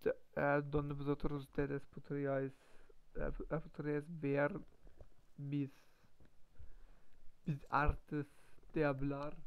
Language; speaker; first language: Spanish; non-native, learner; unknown